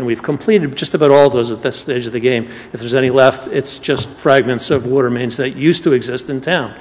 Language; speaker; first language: English; native; English